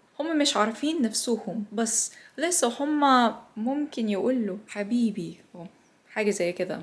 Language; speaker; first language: Egyptian Arabic; non-native, learner; English